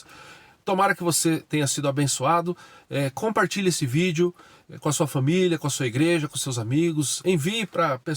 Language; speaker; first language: Portuguese; native; Portuguese